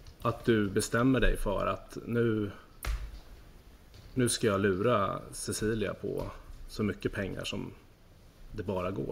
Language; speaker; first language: Swedish; native; Swedish